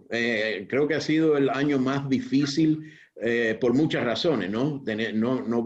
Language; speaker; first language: Spanish; early bilingual, heritage; Spanish